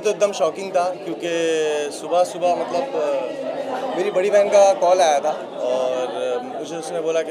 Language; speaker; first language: Hindi; native; Hindi